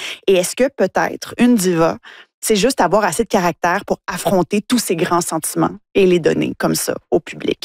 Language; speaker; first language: French; native; French